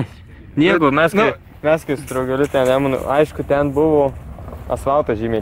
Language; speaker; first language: Lithuanian; native; Lithuanian